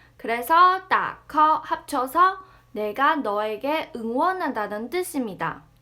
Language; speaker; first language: Korean; non-native, fluent; Chinese